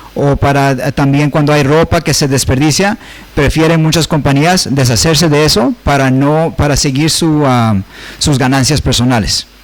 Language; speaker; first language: Spanish; early bilingual, heritage; Spanish